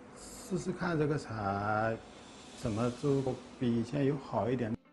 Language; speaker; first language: Chinese; non-native, learner; Arabic